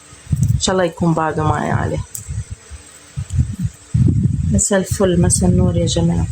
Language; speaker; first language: Arabic; native; Arabic